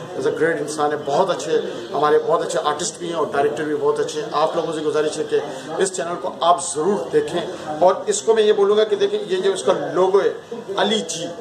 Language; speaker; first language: Urdu; non-native, local second language; Pashto